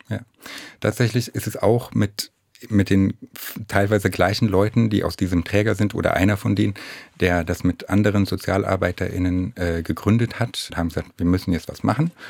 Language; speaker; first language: German; non-native, fluent; Arabic